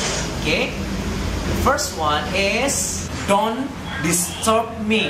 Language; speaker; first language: English; non-native, learner; Indonesian